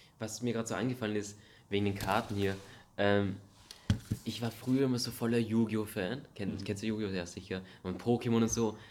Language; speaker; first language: German; native; German